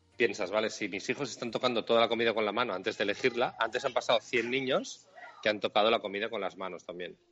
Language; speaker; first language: Spanish; non-native, local second language; Catalan